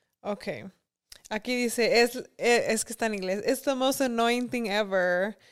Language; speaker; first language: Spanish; early bilingual, heritage; Spanish